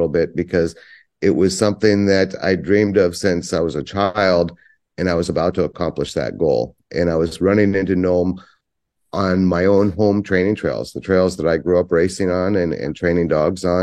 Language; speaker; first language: English; native; English